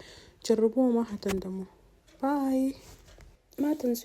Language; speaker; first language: Arabic; native; Arabic